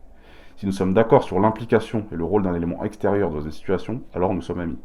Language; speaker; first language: French; native; French